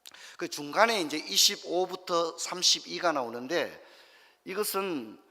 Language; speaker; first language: Korean; native; Korean